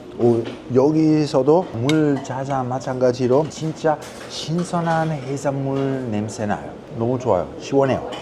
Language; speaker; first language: Korean; non-native, fluent; Italian